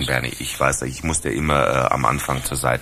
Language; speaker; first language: German; native; German